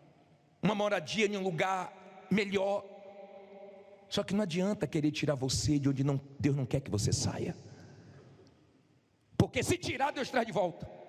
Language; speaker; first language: Portuguese; native; Portuguese